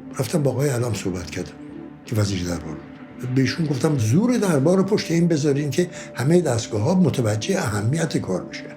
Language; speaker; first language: Persian; native; Persian